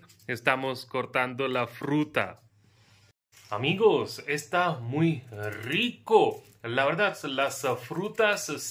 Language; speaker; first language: Spanish; non-native, fluent; Hindi